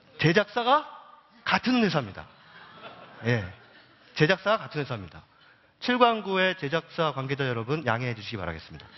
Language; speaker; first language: Korean; native; Korean